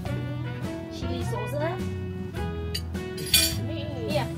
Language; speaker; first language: German; non-native, learner; Filipino